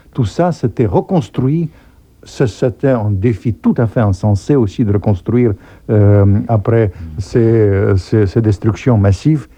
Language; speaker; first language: French; non-native, fluent; Russian